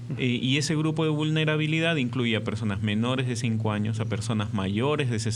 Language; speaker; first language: Spanish; native; Spanish